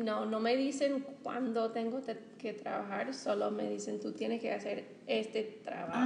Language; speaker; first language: Spanish; non-native, fluent; English